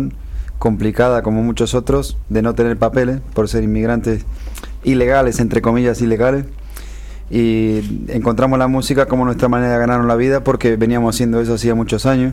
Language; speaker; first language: Spanish; native; Spanish